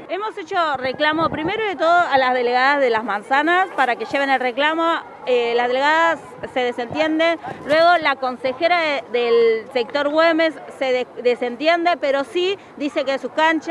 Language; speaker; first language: Spanish; native; Spanish